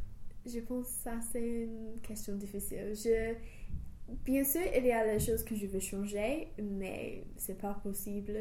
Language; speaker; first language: French; non-native, fluent; English